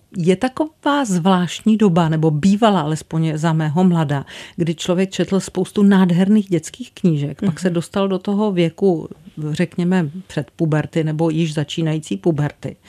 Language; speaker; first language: Czech; native; Czech